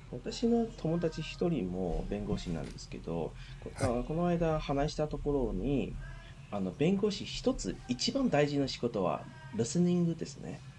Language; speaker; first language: Japanese; non-native, fluent; Chinese